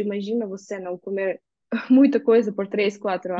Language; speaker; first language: Portuguese; non-native, fluent; Russian